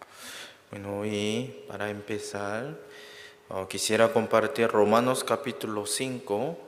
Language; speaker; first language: Spanish; non-native, learner; Korean